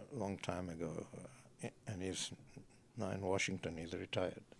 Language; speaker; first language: English; native; English